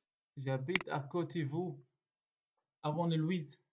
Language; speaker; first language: French; non-native, learner; Arabic